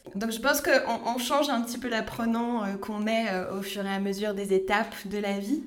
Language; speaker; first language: French; native; French